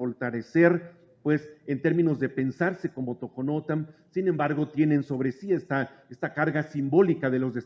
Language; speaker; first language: Spanish; native; Spanish